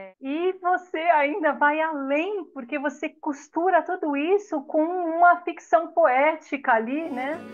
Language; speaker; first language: Portuguese; native; Portuguese